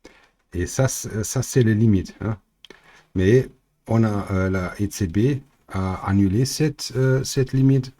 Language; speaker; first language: French; non-native, learner; German